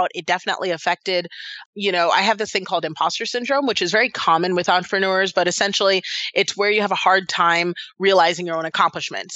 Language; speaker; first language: English; native; English